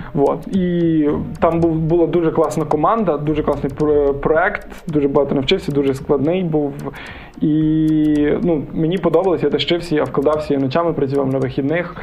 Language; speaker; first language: Ukrainian; native; Ukrainian